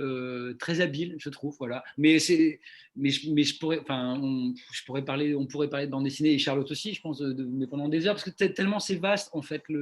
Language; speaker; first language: French; native; French